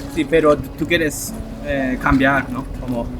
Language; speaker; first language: Spanish; non-native, learner; Japanese